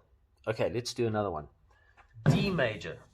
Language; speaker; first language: English; native; English